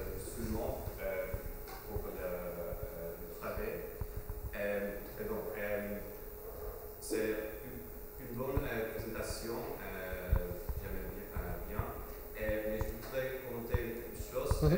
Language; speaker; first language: French; non-native, fluent; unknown